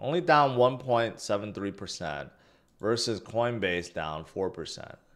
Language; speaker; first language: English; native; English